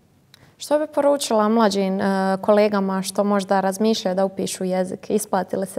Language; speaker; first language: Croatian; native; Croatian